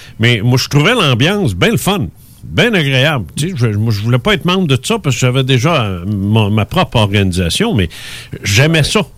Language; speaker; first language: French; early bilingual, other home language; Spanish